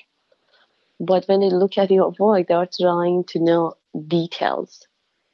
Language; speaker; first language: English; non-native, fluent; Persian